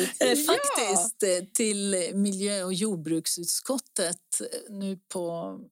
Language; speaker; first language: Swedish; early bilingual, other home language; Greek